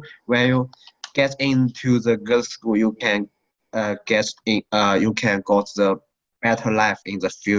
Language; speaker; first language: English; non-native, learner; Chinese